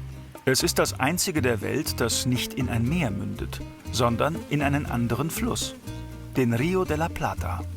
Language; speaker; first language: German; native; German